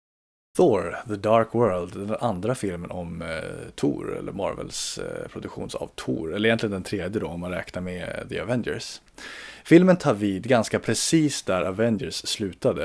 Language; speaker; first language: Swedish; native; Swedish